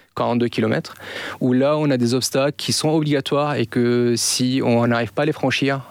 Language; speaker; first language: French; non-native, local second language; Arabic